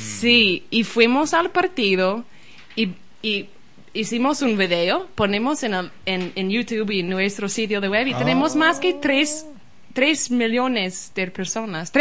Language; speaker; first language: Spanish; non-native, learner; English